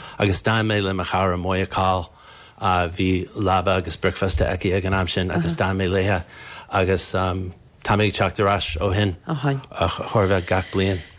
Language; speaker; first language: Irish; non-native, fluent; English